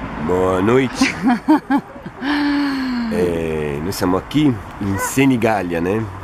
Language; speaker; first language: Portuguese; non-native, learner; Italian